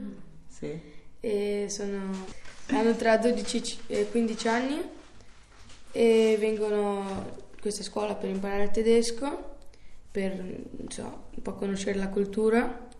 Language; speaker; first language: Italian; non-native, fluent; German